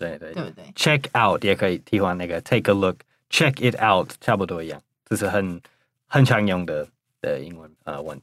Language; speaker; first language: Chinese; non-native, fluent; English